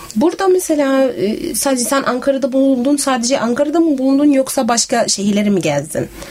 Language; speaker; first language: Turkish; native; Turkish